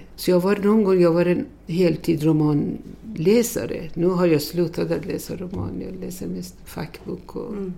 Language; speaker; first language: Swedish; non-native, fluent; Persian